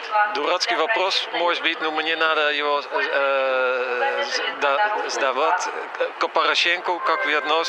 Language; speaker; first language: Russian; non-native, fluent; Dutch